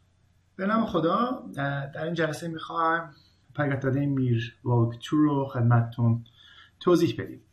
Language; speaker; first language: Persian; native; Persian